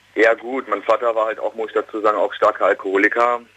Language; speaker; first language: German; native; German